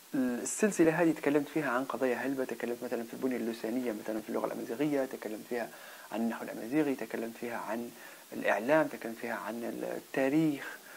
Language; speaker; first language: Arabic; non-native, local second language; Berber languages